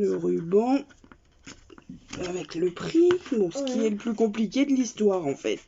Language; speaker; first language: French; native; French